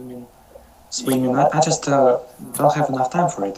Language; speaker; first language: English; non-native, learner; Russian